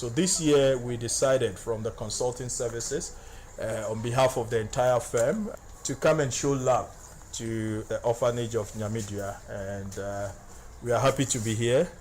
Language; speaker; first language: English; native; English